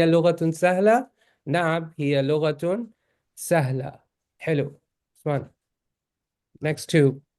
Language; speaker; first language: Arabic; non-native, fluent; English